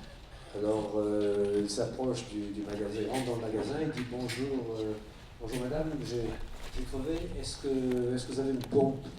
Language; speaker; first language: French; native; French